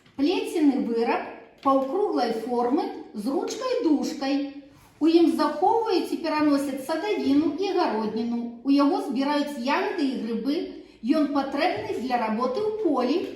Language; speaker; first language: Belarusian; non-native, local second language; Russian